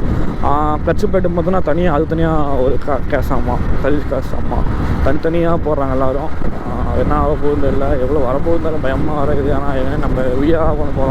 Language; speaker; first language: Tamil; native; Tamil